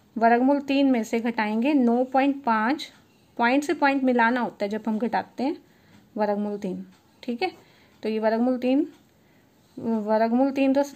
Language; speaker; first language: Hindi; native; Hindi